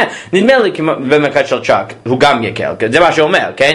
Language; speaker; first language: Hebrew; non-native, fluent; English